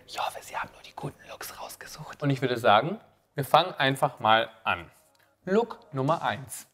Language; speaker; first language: German; native; German